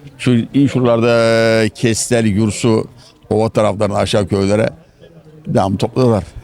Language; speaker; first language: Turkish; native; Turkish